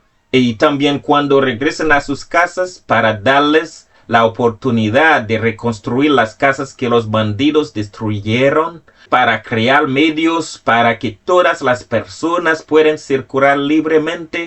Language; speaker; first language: Spanish; non-native, fluent; Haitian Creole